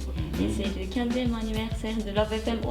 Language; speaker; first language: French; non-native, fluent; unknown